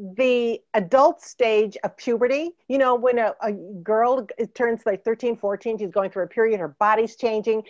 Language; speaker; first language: English; native; English